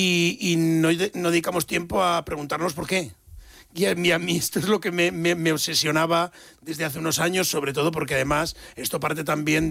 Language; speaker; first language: Spanish; native; Spanish